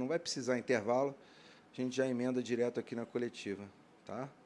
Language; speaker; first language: Portuguese; native; Portuguese